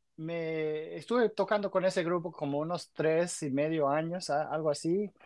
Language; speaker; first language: Spanish; early bilingual, other home language; English